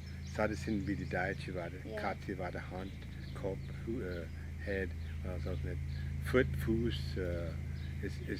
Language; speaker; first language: German; early bilingual, heritage; Pennsylvania German